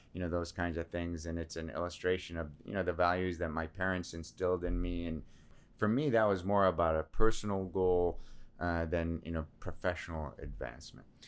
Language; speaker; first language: English; early bilingual, other home language; Assyrian Neo-Aramaic